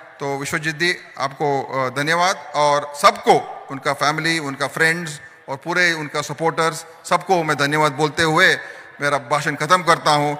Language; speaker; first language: Hindi; non-native, local second language; Kannada